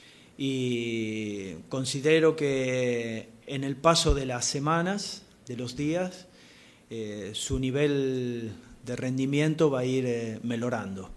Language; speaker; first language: Spanish; non-native, fluent; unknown